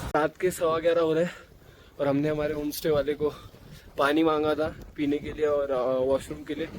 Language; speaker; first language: Hindi; non-native, local second language; Marathi